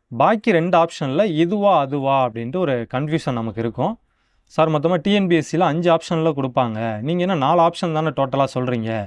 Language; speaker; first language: Tamil; native; Tamil